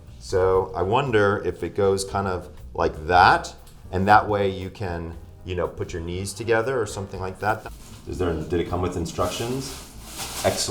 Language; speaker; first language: English; native; English